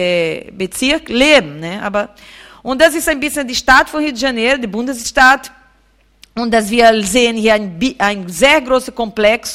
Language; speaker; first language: German; non-native, fluent; Portuguese